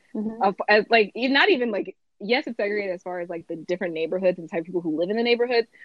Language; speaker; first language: English; native; English